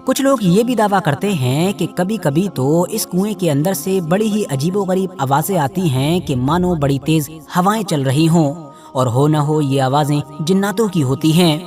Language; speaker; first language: Hindi; native; Hindi